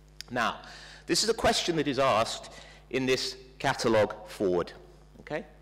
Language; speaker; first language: English; native; English